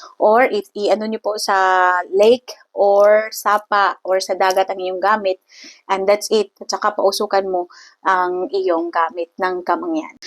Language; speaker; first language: Filipino; non-native, local second language; Cebuano